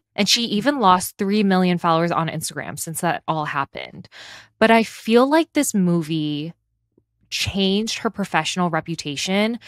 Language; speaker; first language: English; native; English